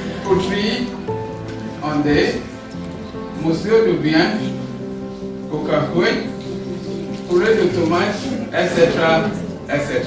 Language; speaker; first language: French; non-native, learner; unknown